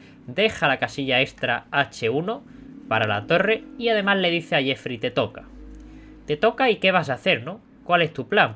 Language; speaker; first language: Spanish; native; Spanish